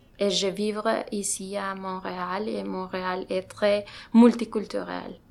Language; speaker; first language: French; non-native, learner; Spanish